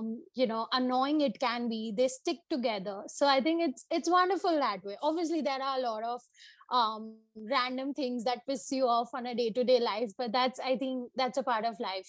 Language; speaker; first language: English; non-native, local second language; Hindi